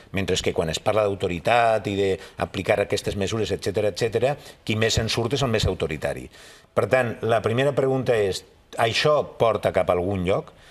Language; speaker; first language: Catalan; native; Catalan